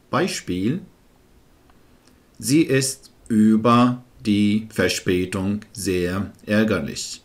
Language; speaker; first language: German; non-native, fluent; Arabic